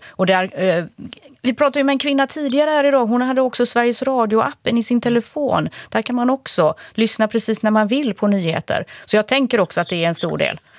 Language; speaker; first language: Swedish; native; Swedish